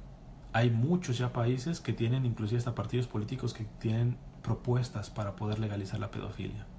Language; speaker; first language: Spanish; native; Spanish